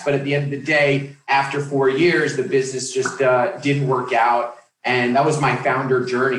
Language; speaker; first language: English; native; English